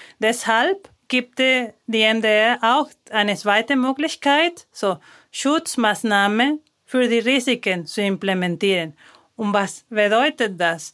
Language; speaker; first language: German; non-native, fluent; Spanish